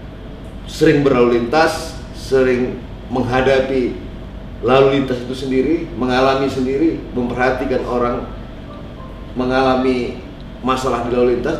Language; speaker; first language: Indonesian; native; Indonesian